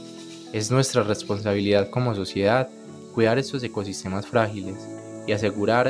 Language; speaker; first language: Spanish; native; Spanish